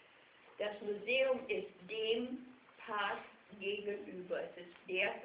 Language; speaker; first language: German; non-native, fluent; English